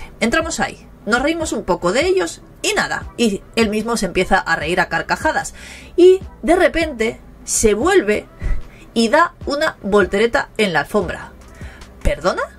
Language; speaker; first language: Spanish; native; Spanish